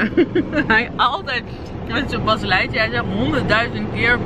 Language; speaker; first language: Dutch; native; Dutch